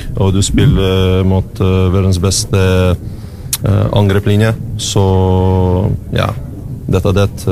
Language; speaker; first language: Norwegian; non-native, learner; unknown